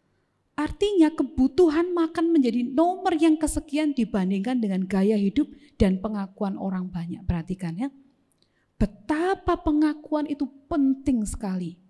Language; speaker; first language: Indonesian; native; Indonesian